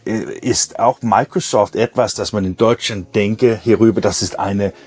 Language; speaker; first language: German; non-native, learner; Danish